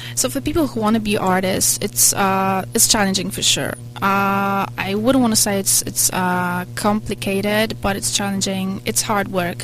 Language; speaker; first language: English; non-native, fluent; Polish